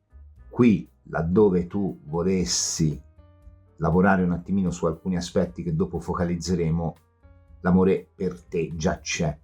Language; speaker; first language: Italian; native; Italian